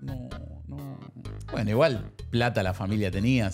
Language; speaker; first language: Spanish; native; Spanish